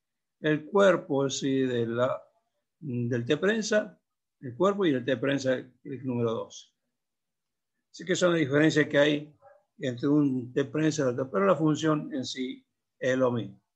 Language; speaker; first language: Spanish; native; Spanish